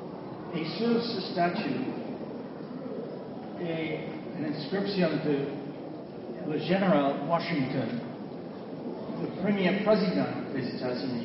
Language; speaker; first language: French; non-native, fluent; English